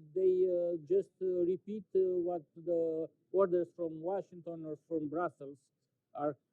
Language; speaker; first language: English; non-native, fluent; Romanian